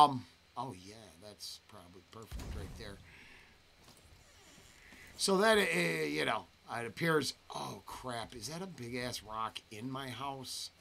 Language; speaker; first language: English; native; English